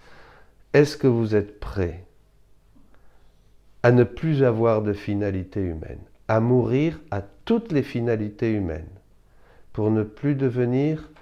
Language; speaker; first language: French; native; French